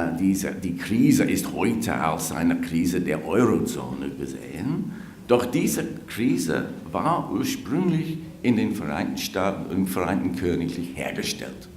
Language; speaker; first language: German; non-native, fluent; English